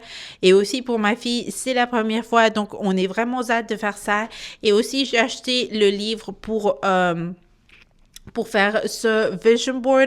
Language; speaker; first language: French; non-native, fluent; Spanish